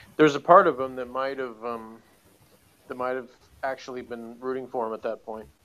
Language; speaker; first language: English; native; English